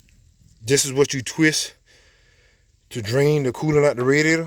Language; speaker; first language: English; native; English